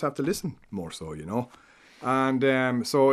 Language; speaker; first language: English; native; English